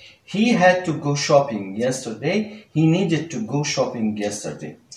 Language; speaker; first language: English; non-native, fluent; Arabic